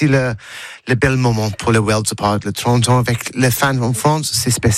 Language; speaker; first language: French; non-native, fluent; English